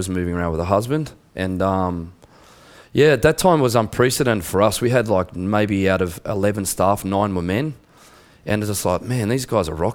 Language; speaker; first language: English; native; English